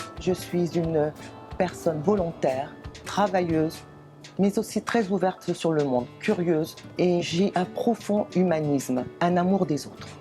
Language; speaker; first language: French; non-native, local second language; Wolof